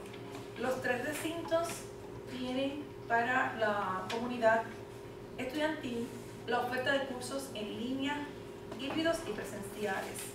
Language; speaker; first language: Spanish; native; Spanish